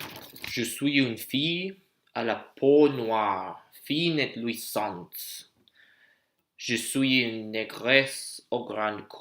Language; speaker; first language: French; non-native, learner; English